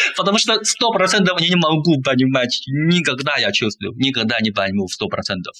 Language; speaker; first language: Russian; non-native, fluent; Chinese